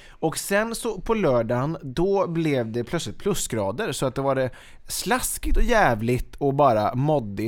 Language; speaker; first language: Swedish; native; Swedish